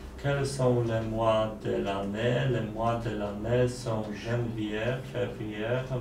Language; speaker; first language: French; non-native, learner; Polish